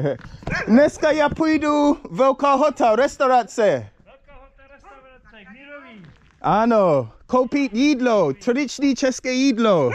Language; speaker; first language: Czech; non-native, learner; English